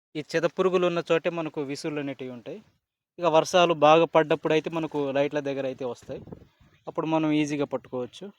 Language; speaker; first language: Telugu; non-native, local second language; Koya